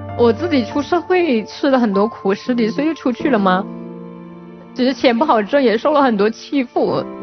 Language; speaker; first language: Chinese; non-native, local second language; Hakka Chinese